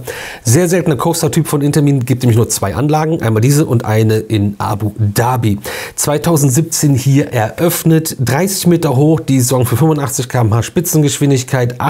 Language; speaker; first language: German; native; German